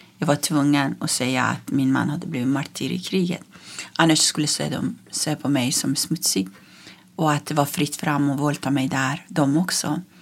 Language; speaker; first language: Swedish; non-native, fluent; Persian